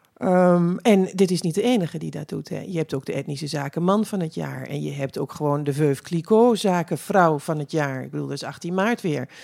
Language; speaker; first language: Dutch; native; Dutch